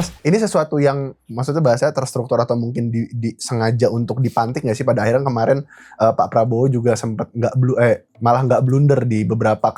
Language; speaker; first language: Indonesian; native; Indonesian